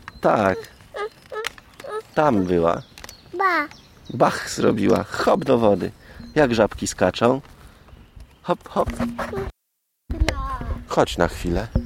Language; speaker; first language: Polish; native; Polish